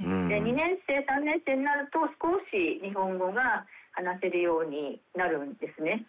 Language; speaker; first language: Japanese; native; Japanese